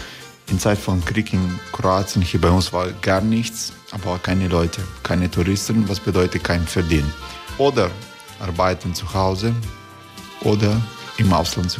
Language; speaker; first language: German; non-native, learner; Croatian